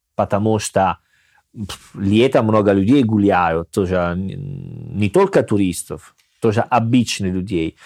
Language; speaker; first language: Russian; non-native, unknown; Italian